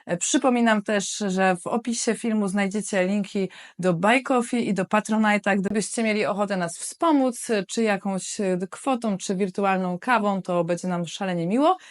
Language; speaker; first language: Polish; native; Polish